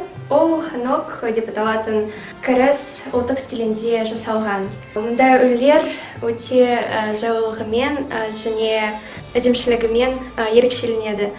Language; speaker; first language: Kazakh; non-native, local second language; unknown